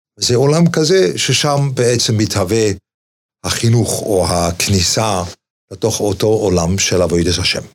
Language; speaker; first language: Hebrew; non-native, fluent; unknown